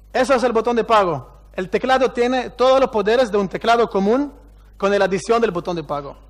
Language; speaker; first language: Spanish; non-native, fluent; Hebrew